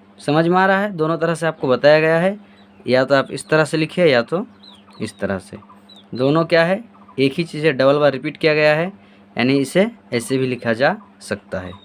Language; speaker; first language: Hindi; native; Hindi